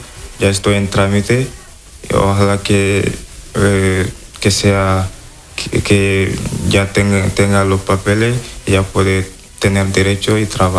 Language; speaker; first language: Spanish; non-native, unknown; Wolof